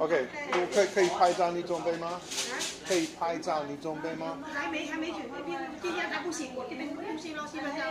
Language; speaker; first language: Chinese; non-native, learner; English